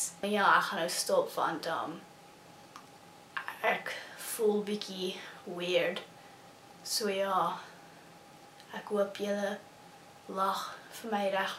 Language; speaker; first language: Afrikaans; non-native, local second language; English